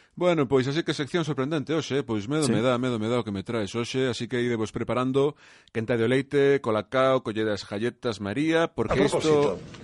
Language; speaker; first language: Galician; native; Galician